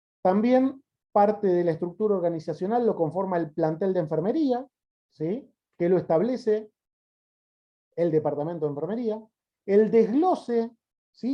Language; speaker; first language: Spanish; native; Spanish